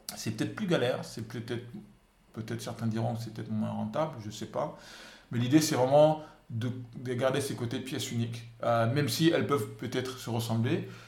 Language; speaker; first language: French; non-native, local second language; Wolof